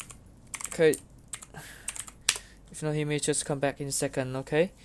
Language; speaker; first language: English; non-native, learner; Vietnamese